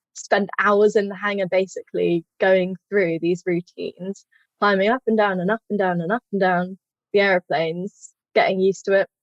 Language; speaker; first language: English; native; English